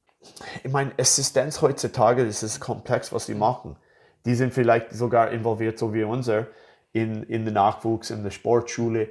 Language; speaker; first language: German; non-native, fluent; English